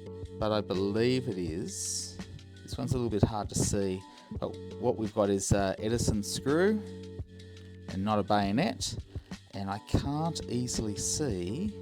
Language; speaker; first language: English; native; English